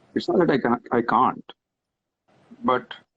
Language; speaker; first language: English; non-native, local second language; Hindi